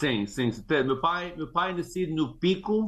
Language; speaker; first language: Portuguese; early bilingual, heritage; English